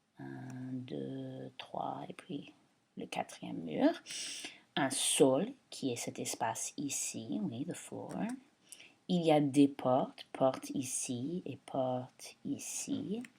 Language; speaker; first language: French; non-native, fluent; English